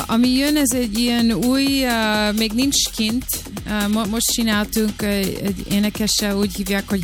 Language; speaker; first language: Hungarian; early bilingual, heritage; English